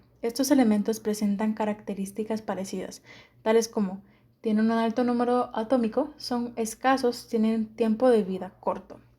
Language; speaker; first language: Spanish; native; Spanish